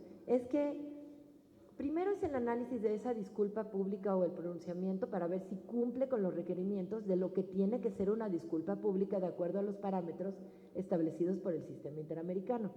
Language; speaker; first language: Spanish; native; Spanish